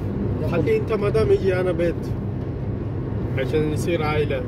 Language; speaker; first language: Arabic; non-native, learner; Indonesian